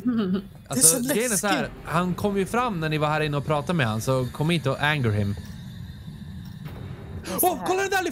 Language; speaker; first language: Swedish; native; Swedish